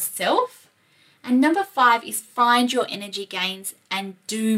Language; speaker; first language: English; native; English